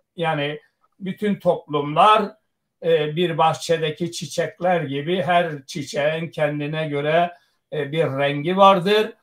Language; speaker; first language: Turkish; non-native, local second language; Zaza